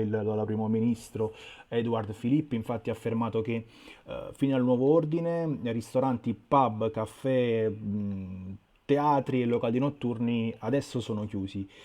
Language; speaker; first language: Italian; native; Italian